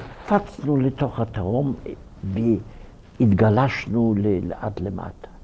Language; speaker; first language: Hebrew; non-native, fluent; Ukrainian